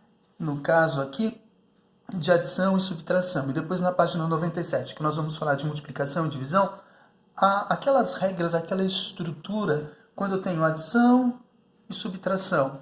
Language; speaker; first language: Portuguese; native; Portuguese